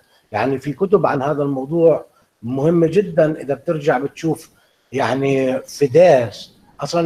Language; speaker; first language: Arabic; native; Arabic